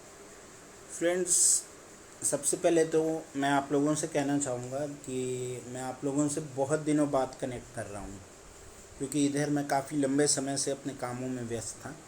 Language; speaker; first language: Hindi; native; Hindi